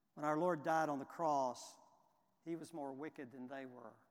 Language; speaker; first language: English; native; English